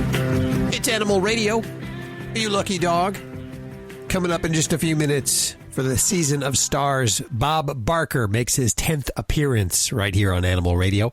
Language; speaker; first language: English; native; English